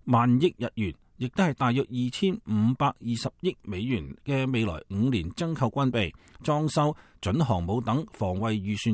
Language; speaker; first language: Chinese; native; Chinese